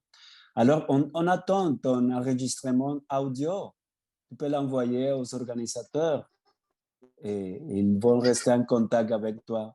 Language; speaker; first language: French; non-native, fluent; Spanish